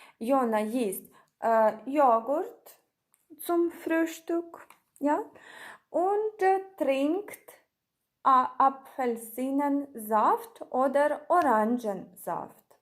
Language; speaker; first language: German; non-native, fluent; Ukrainian